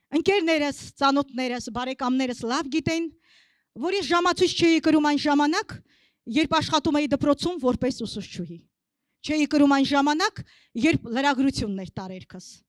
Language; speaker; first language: Armenian; native; Armenian